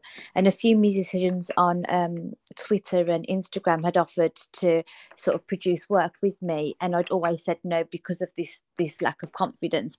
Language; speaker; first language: English; native; English